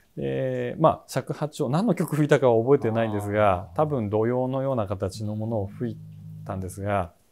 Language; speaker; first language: Japanese; native; Japanese